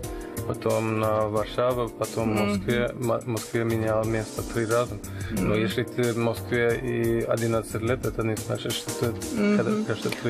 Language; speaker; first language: Russian; non-native, learner; German